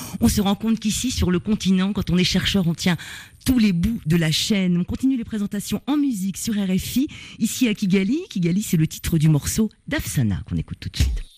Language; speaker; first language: French; native; French